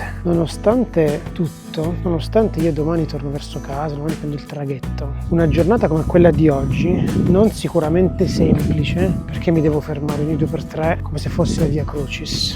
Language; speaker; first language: Italian; native; Italian